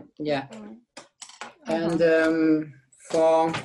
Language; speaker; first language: English; non-native, learner; French